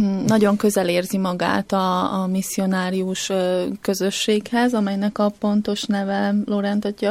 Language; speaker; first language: Hungarian; native; Hungarian